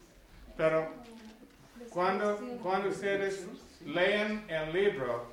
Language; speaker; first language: Spanish; non-native, learner; English